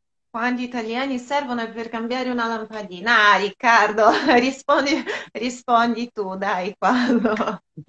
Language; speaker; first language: Italian; non-native, fluent; Portuguese